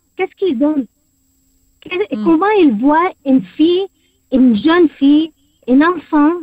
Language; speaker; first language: French; non-native, learner; Arabic